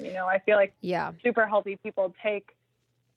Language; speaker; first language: English; native; English